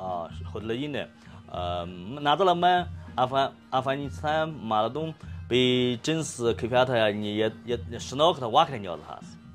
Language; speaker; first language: Persian; non-native, learner; Chinese